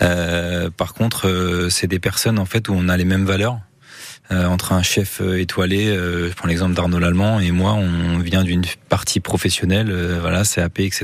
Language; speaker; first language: French; native; French